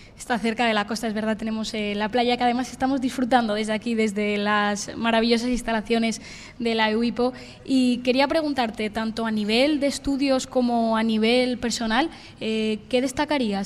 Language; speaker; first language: Spanish; native; Spanish